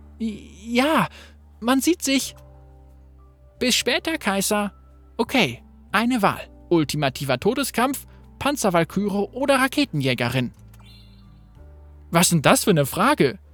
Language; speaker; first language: German; native; German